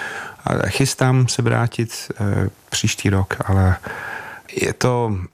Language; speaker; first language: Czech; non-native, fluent; English